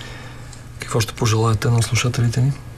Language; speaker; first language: Bulgarian; native; Bulgarian